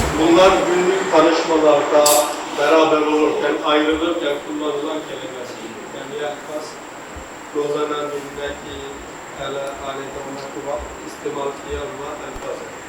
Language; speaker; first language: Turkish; non-native, learner; Urdu